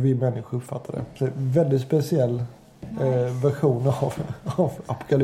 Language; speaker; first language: Swedish; native; Swedish